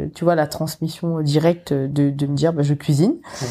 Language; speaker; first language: French; non-native, local second language; Morisyen